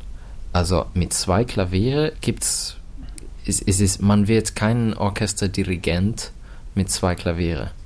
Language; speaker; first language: German; non-native, learner; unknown